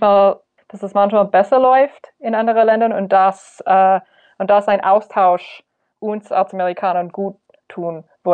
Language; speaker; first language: German; non-native, fluent; English